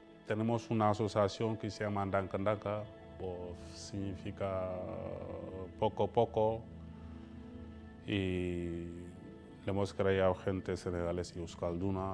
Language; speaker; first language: Spanish; non-native, fluent; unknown